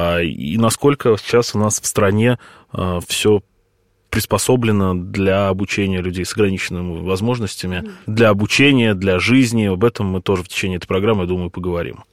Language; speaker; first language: Russian; native; Russian